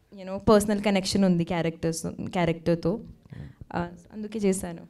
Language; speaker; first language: Telugu; non-native, learner; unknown